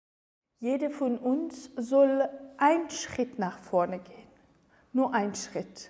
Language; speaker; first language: German; non-native, fluent; Persian